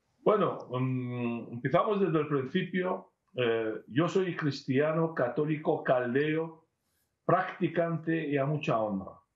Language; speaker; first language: Spanish; non-native, fluent; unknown